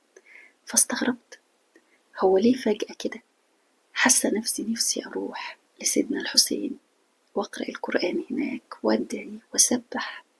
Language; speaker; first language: Arabic; native; Arabic